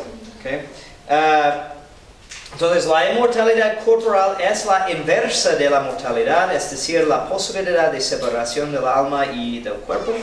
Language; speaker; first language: Spanish; non-native, fluent; English